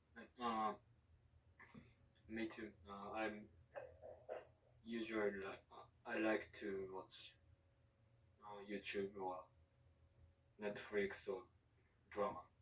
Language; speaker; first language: English; non-native, fluent; Japanese